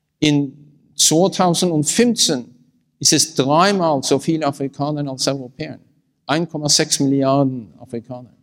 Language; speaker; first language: German; non-native, learner; Norwegian